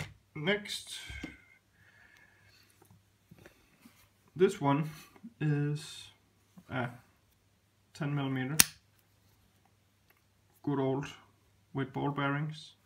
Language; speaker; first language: English; non-native, fluent; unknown